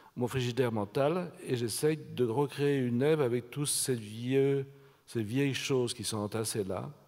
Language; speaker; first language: French; native; French